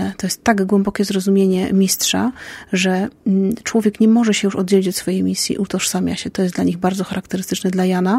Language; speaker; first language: Polish; native; Polish